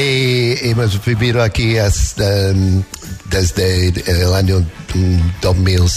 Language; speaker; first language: Spanish; non-native, learner; English